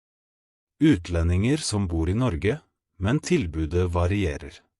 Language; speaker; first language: Norwegian; non-native, fluent; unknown